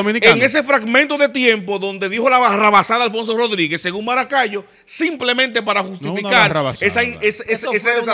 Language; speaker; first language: Spanish; native; Spanish